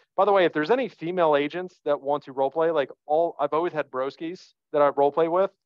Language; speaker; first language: English; native; English